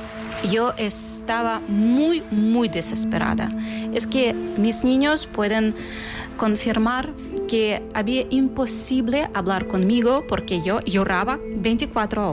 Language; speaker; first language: Spanish; non-native, fluent; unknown